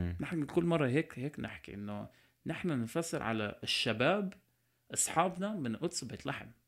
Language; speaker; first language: Arabic; non-native, local second language; Armenian